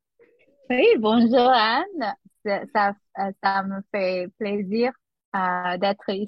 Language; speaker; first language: French; non-native, learner; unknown